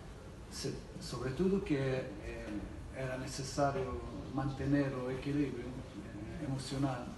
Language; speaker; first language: Italian; non-native, learner; Portuguese